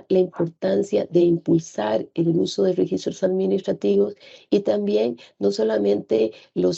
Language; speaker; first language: Spanish; native; Spanish